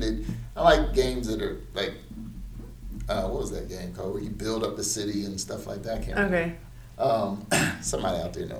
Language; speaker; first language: English; native; English